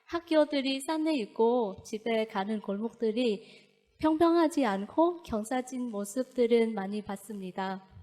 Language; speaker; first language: Korean; non-native, fluent; Vietnamese